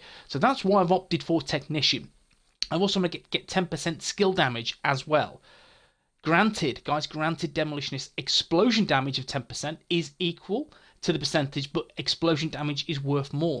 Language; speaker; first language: English; native; English